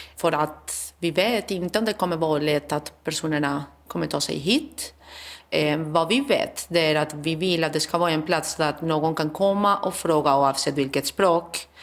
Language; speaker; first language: Swedish; non-native, fluent; Spanish